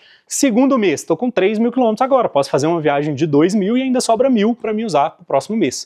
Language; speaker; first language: Portuguese; native; Portuguese